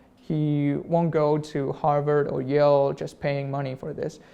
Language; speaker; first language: English; non-native, fluent; Russian